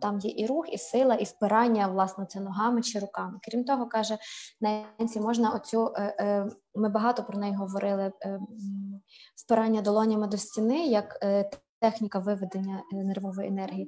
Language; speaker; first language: Ukrainian; native; Ukrainian